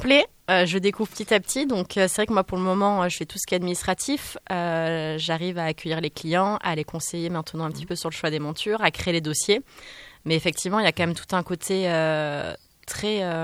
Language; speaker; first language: French; native; French